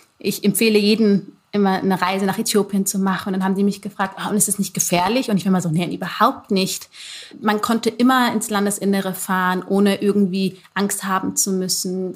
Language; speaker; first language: German; early bilingual, other home language; Amharic